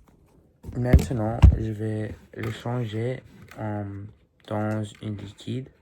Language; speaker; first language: French; non-native, learner; English